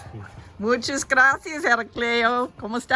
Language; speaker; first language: Spanish; non-native, learner; English